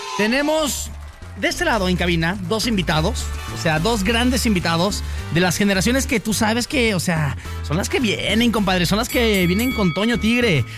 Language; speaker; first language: Spanish; native; Spanish